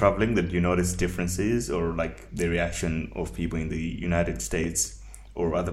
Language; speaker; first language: English; non-native, local second language; Nyanja